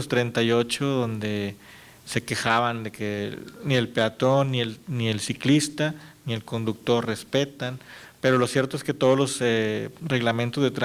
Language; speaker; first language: Spanish; native; Spanish